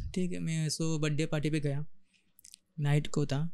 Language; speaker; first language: Hindi; non-native, local second language; Telugu